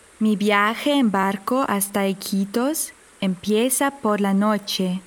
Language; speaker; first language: Spanish; non-native, fluent; German